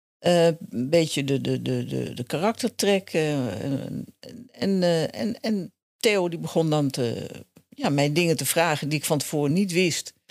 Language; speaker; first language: Dutch; native; Dutch